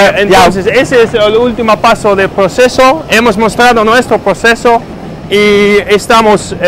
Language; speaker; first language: Spanish; non-native, learner; Dutch